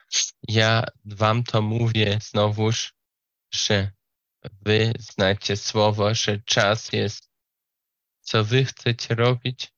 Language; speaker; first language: Polish; non-native, learner; Slovak